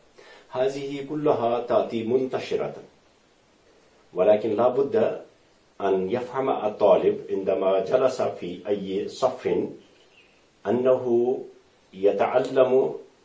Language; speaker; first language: Arabic; non-native, fluent; Urdu